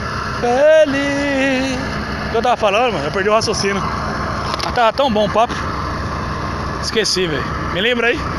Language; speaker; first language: Portuguese; native; Portuguese